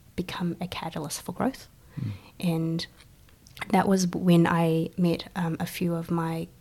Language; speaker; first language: English; early bilingual, other home language; Chinese